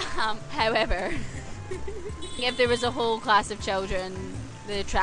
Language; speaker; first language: English; native; English